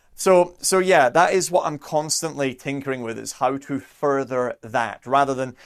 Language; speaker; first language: English; native; English